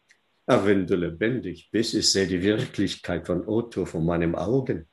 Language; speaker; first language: German; non-native, fluent; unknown